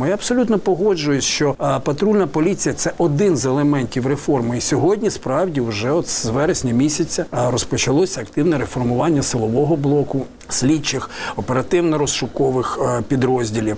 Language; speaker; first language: Ukrainian; native; Ukrainian